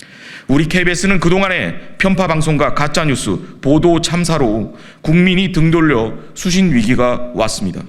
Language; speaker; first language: Korean; native; Korean